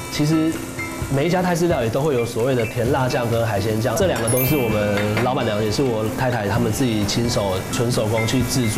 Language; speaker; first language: Chinese; native; Chinese